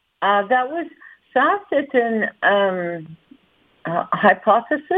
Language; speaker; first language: French; non-native, learner; English